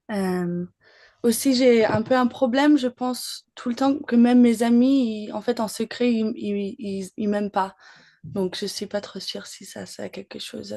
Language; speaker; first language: French; early bilingual, other home language; English